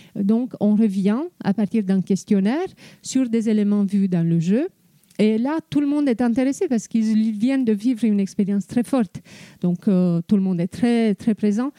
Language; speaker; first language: French; non-native, fluent; Romanian